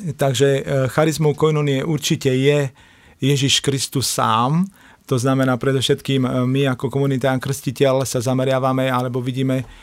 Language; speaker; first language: Slovak; native; Slovak